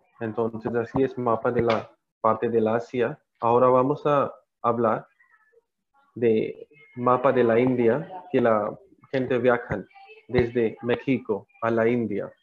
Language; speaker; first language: Spanish; non-native, learner; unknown